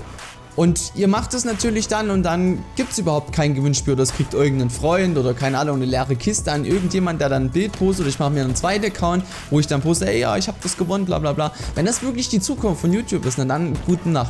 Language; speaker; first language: German; native; German